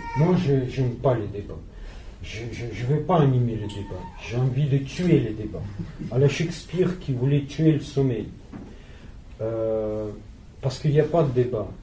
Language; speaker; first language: French; non-native, fluent; Russian